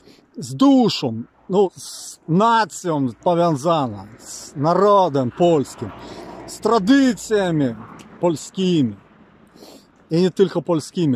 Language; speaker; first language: Polish; non-native, fluent; Ukrainian